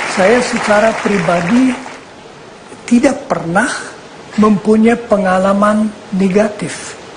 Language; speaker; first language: Indonesian; non-native, fluent; German